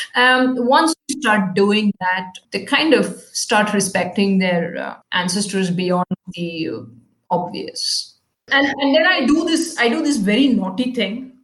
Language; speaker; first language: English; non-native, local second language; Kannada